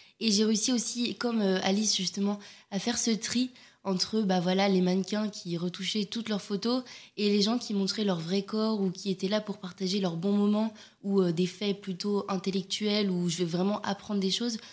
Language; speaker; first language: French; native; French